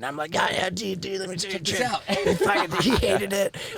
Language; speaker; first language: English; native; English